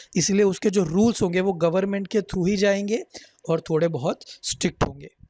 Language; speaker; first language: Hindi; native; Hindi